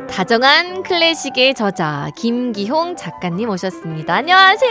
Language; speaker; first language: Korean; native; Korean